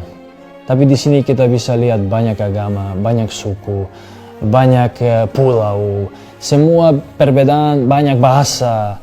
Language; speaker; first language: Indonesian; non-native, fluent; Serbian